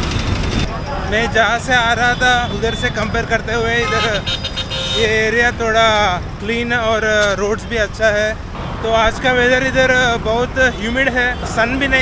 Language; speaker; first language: Hindi; non-native, local second language; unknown